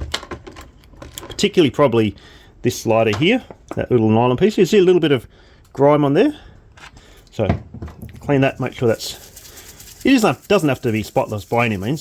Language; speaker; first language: English; native; English